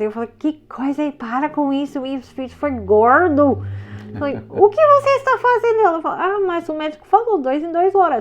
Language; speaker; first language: Portuguese; non-native, fluent; English